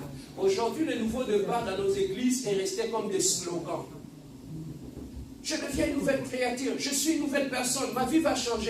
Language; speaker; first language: French; non-native, local second language; Lingala